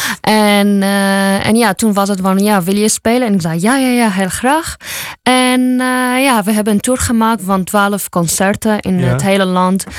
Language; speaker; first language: Dutch; non-native, fluent; Arabic